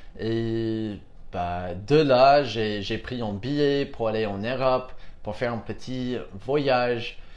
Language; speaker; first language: French; non-native, fluent; English